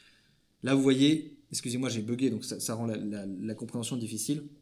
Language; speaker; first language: French; native; French